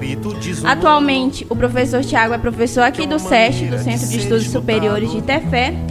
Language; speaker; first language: Portuguese; native; Portuguese